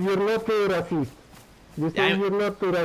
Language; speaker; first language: English; non-native, learner; Romanian